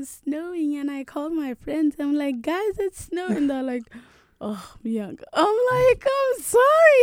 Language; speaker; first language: English; non-native, local second language; Tswana